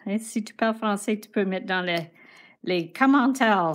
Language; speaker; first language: French; non-native, fluent; English